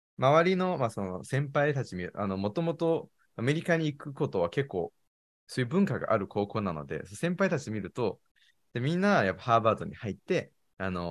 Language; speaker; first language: Japanese; non-native, fluent; Chinese